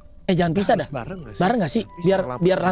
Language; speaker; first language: Indonesian; native; Indonesian